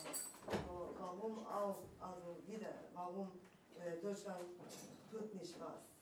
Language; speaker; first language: German; non-native, learner; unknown